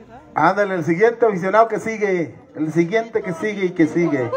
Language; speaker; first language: Spanish; native; Spanish